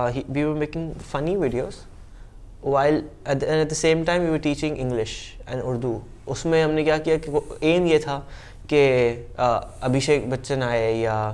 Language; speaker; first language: Urdu; native; Urdu